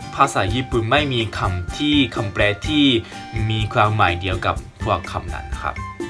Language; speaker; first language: Thai; non-native, fluent; Japanese